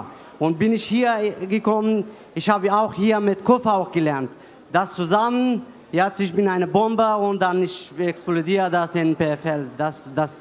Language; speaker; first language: German; non-native, learner; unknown